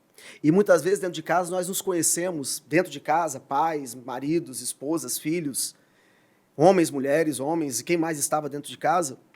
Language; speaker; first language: Portuguese; native; Portuguese